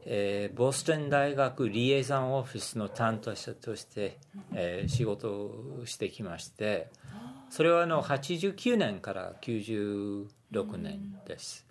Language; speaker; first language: Japanese; non-native, fluent; English